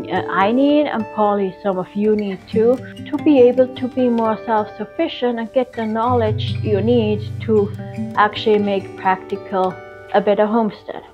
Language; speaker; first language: English; non-native, fluent; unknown